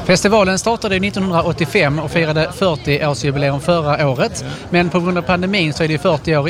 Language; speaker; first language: Swedish; native; Swedish